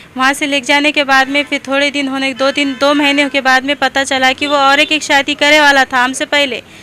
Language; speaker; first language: Hindi; native; Hindi